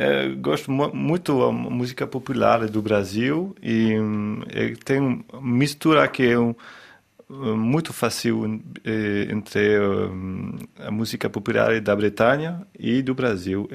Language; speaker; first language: Portuguese; non-native, learner; French